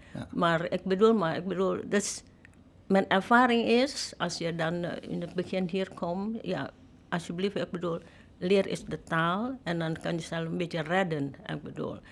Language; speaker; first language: Dutch; non-native, fluent; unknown